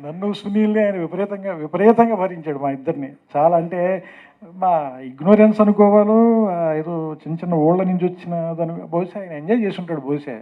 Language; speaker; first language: Telugu; native; Telugu